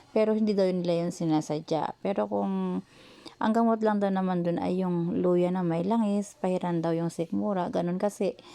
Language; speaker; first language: Filipino; native; Filipino